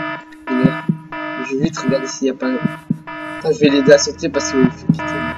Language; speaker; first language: French; native; French